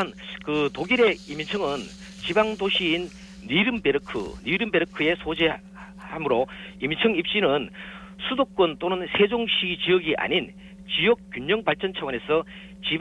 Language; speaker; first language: Korean; native; Korean